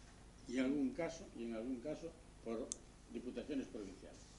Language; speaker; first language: Spanish; native; Spanish